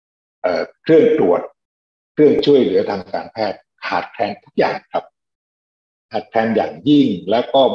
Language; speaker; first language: Thai; native; Thai